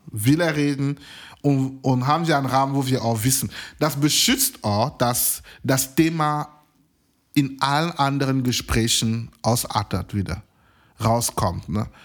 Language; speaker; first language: German; non-native, fluent; French